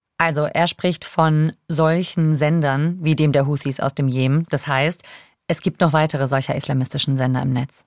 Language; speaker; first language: German; native; German